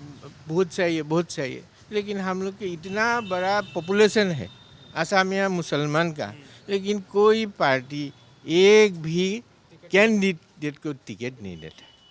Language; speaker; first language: Hindi; non-native, local second language; Assamese